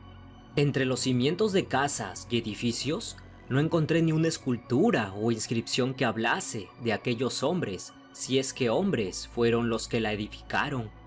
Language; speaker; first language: Spanish; native; Spanish